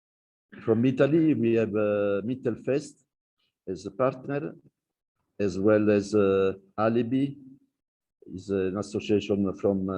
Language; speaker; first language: English; non-native, learner; Italian